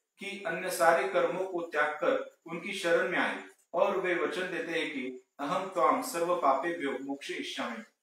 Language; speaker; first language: Hindi; non-native, local second language; Marathi